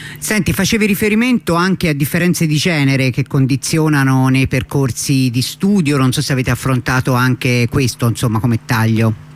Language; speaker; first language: Italian; native; Italian